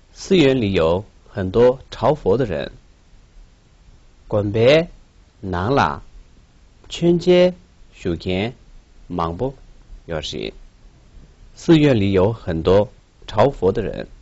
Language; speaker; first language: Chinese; non-native, local second language; Tibetan